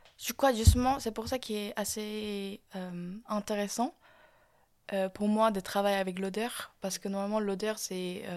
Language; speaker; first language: French; non-native, fluent; Korean